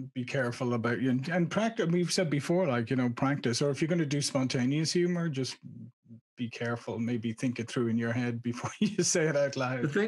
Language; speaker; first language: English; native; English